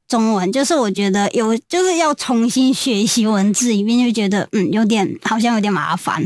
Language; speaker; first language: Chinese; non-native, local second language; Cantonese